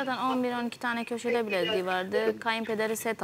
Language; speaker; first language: Turkish; native; Turkish